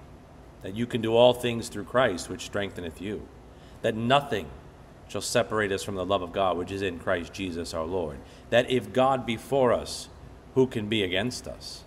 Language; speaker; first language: English; native; English